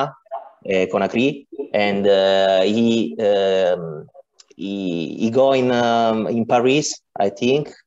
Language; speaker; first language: English; non-native, learner; Italian